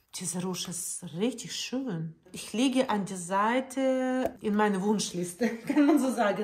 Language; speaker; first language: German; non-native, learner; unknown